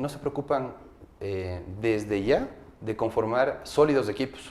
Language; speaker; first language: Spanish; native; Spanish